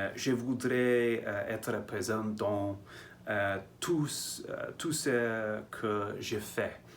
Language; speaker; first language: French; non-native, learner; English